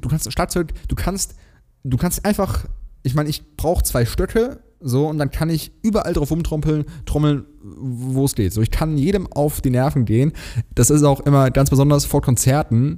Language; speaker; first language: German; native; German